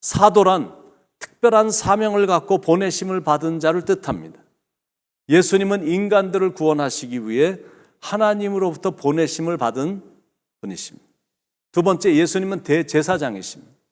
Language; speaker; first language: Korean; native; Korean